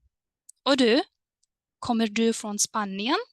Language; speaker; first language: Swedish; non-native, fluent; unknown